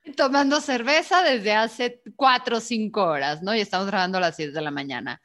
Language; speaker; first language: Spanish; native; Spanish